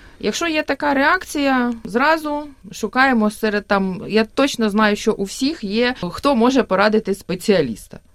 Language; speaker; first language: Ukrainian; native; Ukrainian